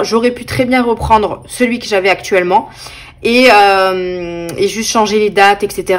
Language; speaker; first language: French; native; French